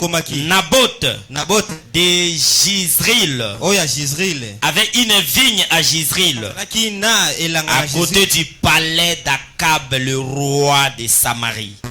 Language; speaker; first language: Haitian Creole; non-native, local second language; Lingala